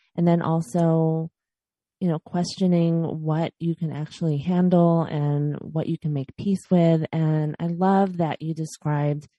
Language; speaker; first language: English; early bilingual, other home language; Filipino